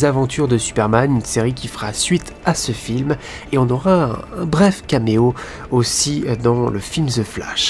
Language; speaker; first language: French; native; French